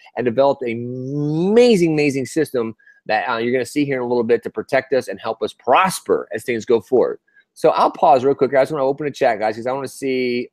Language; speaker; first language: English; native; English